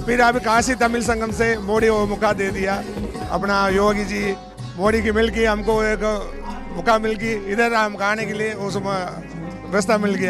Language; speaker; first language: Hindi; non-native, local second language; Tamil